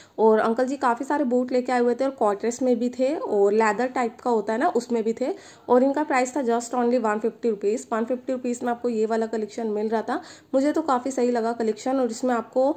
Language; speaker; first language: Hindi; native; Hindi